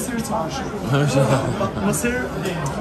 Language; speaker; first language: English; non-native, learner; Turkish